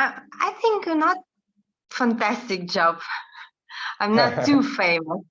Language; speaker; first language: English; non-native, learner; Russian